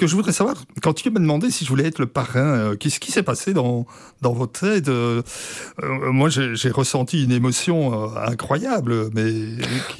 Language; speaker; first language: French; native; French